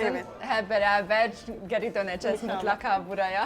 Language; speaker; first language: Turkish; non-native, fluent; Hungarian